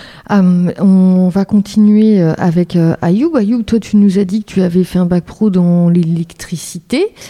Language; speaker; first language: French; native; French